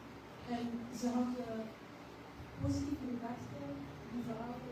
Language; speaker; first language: Dutch; early bilingual, other home language; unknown